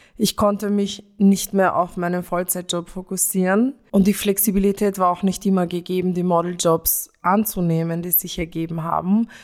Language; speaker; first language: German; early bilingual, other home language; Romanian